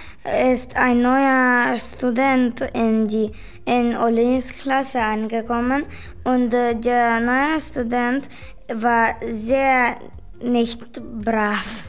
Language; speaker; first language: German; non-native, local second language; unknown